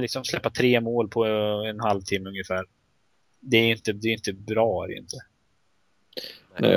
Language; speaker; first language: Swedish; native; Swedish